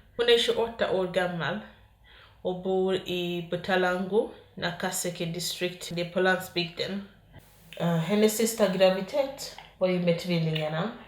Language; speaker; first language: Swedish; non-native, fluent; Ganda